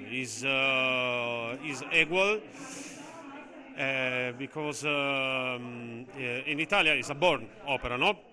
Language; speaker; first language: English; non-native, learner; Italian